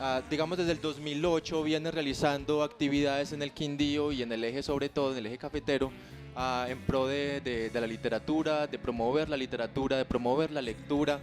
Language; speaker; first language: Spanish; native; Spanish